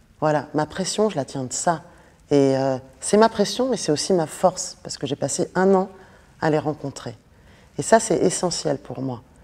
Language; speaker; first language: French; native; French